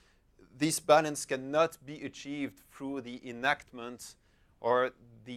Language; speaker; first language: English; non-native, fluent; French